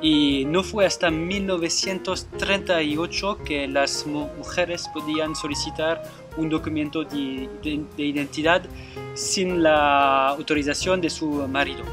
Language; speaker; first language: Spanish; non-native, fluent; French